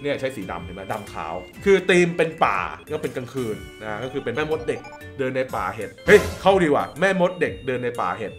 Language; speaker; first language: Thai; native; Thai